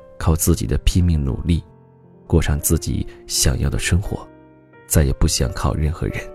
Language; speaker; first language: Chinese; native; Chinese